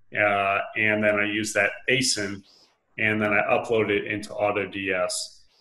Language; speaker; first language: English; native; English